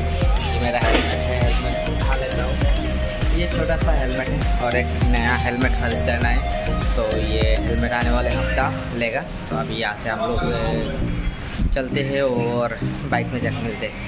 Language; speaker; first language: Hindi; non-native, local second language; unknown